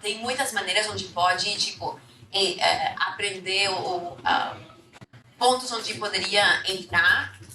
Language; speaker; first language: Portuguese; non-native, fluent; English